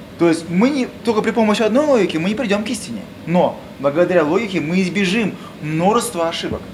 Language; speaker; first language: Russian; non-native, local second language; Kazakh